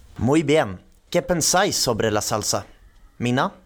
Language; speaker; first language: Spanish; non-native, learner; Swedish